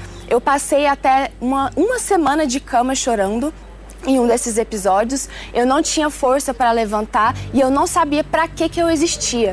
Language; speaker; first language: Portuguese; early bilingual, other home language; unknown